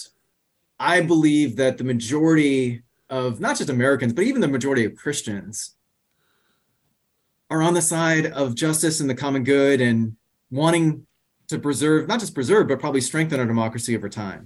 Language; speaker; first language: English; native; English